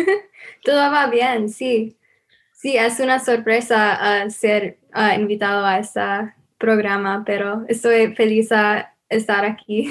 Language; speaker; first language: Spanish; non-native, learner; English